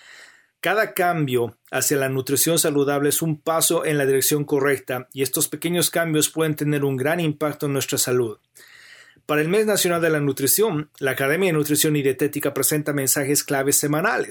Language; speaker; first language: Spanish; native; Spanish